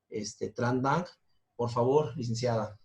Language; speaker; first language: Spanish; native; Spanish